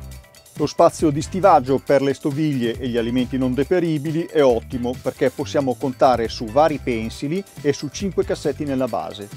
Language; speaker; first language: Italian; native; Italian